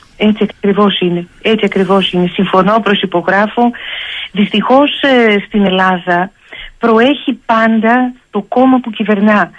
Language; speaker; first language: Greek; native; Greek